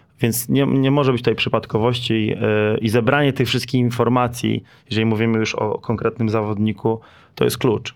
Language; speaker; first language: Polish; native; Polish